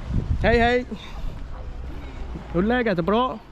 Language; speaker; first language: Swedish; non-native, learner; Somali